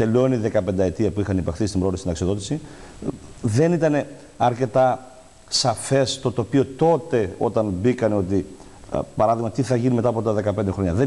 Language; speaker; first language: Greek; native; Greek